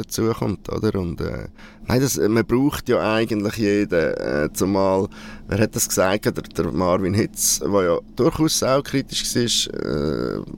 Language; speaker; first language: German; native; German